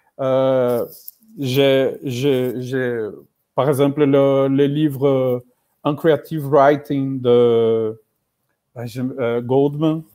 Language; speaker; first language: French; non-native, learner; Portuguese